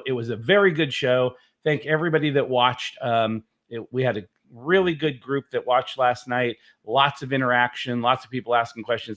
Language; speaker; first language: English; native; English